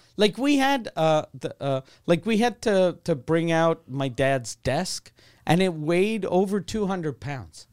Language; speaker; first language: English; non-native, local second language; French